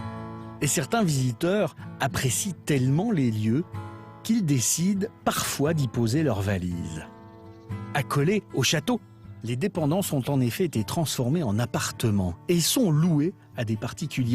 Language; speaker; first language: French; native; French